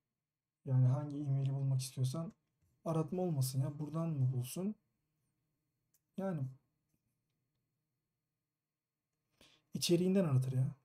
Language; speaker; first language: Turkish; native; Turkish